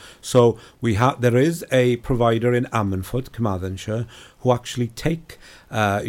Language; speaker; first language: English; native; English